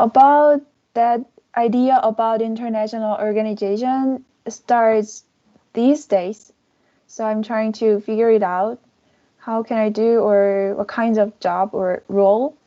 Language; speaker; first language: English; non-native, learner; Korean